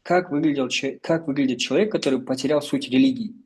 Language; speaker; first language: Russian; non-native, local second language; Kazakh